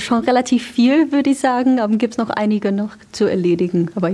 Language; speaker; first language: German; non-native, fluent; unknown